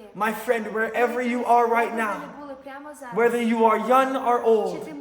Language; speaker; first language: English; native; English